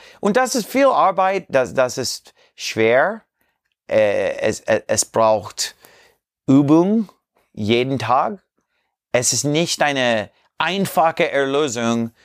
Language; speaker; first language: German; non-native, learner; English